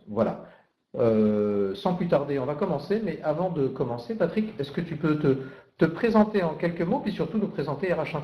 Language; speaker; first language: French; native; French